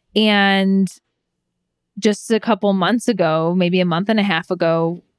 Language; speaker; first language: English; native; English